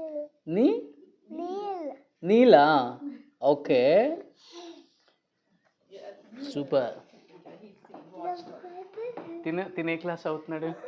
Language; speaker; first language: Telugu; native; Telugu